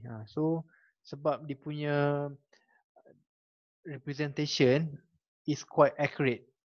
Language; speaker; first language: English; non-native, local second language; Malay